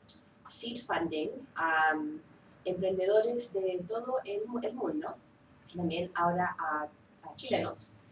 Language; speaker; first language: Spanish; early bilingual, heritage; Spanish